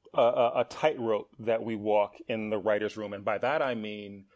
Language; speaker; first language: English; native; English